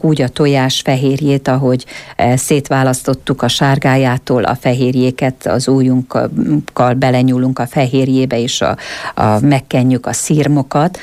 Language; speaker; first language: Hungarian; native; Hungarian